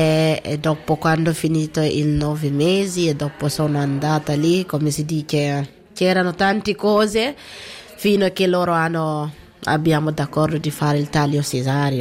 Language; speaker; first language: Italian; non-native, learner; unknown